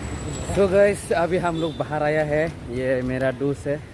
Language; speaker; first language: Hindi; non-native, local second language; Kok Borok